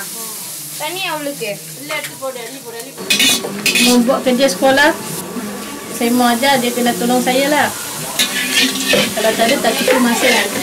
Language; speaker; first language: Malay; non-native, local second language; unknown